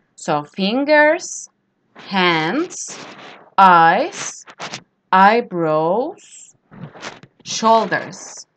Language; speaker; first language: English; non-native, fluent; Turkish